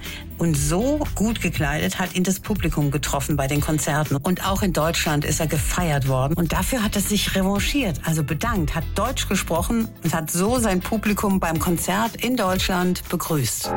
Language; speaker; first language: German; native; German